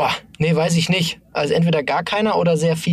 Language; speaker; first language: German; native; German